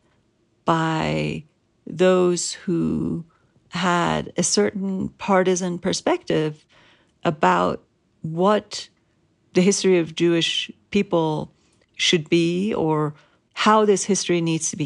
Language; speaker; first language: English; non-native, fluent; Persian